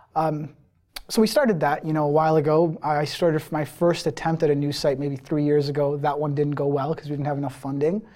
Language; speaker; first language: English; early bilingual, other home language; Persian